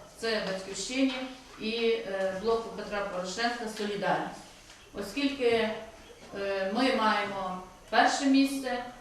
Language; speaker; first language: Ukrainian; native; Ukrainian